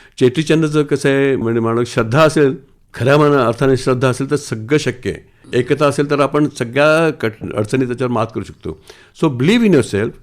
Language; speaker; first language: Marathi; non-native, local second language; Sindhi